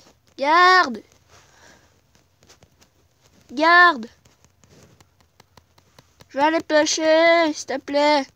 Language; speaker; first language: French; native; French